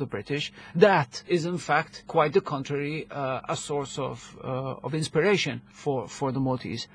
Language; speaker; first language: English; non-native, local second language; Maltese